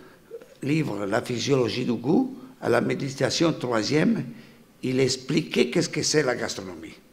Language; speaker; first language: French; non-native, fluent; Italian